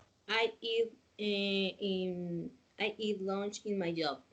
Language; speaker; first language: English; non-native, learner; Spanish